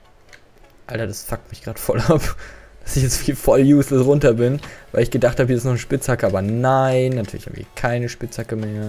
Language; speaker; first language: German; native; German